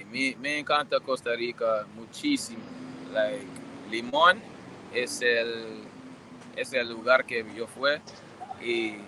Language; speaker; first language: Spanish; non-native, learner; English